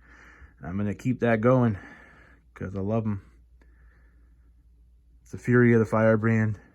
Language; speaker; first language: English; native; English